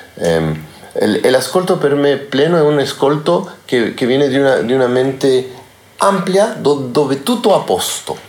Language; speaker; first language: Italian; non-native, learner; Spanish